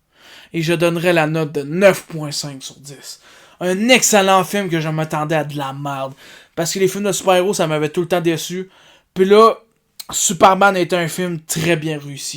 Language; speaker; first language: French; native; French